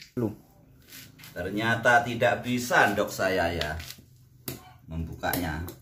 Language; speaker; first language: Indonesian; non-native, local second language; Javanese